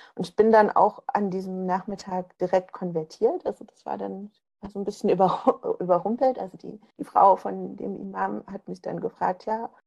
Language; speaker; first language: German; native; German